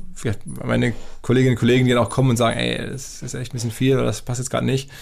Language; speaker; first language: German; native; German